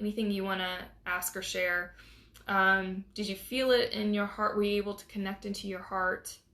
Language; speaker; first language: English; native; English